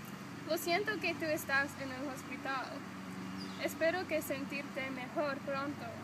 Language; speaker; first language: Spanish; non-native, learner; English